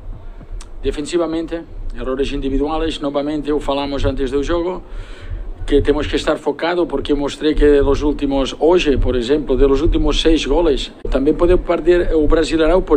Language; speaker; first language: Portuguese; non-native, fluent; Spanish